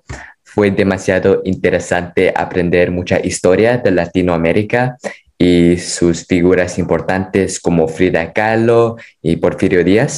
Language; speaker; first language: Spanish; non-native, fluent; English